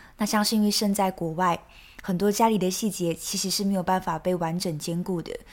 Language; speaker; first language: Chinese; native; Chinese